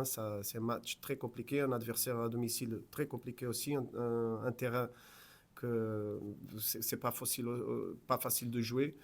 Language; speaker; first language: French; non-native, fluent; Portuguese